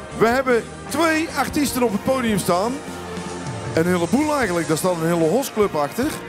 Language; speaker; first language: Dutch; native; Dutch